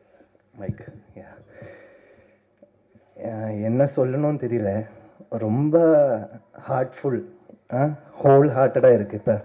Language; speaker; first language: Tamil; non-native, learner; Malayalam